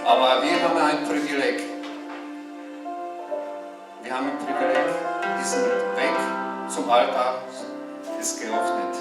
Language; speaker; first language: German; non-native, learner; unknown